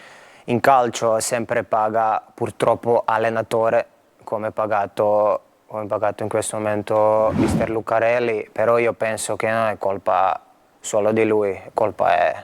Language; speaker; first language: Italian; non-native, fluent; Croatian